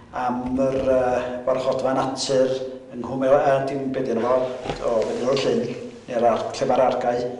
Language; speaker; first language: Welsh; native; Welsh